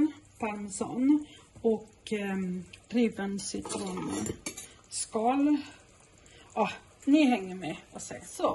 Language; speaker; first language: Swedish; non-native, fluent; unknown